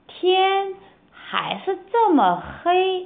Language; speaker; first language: Chinese; non-native, fluent; Korean